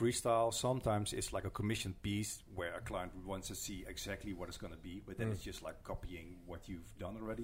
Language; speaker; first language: English; non-native, fluent; Dutch